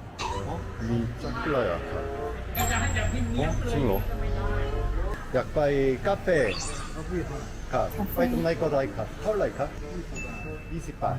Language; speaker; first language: Thai; non-native, learner; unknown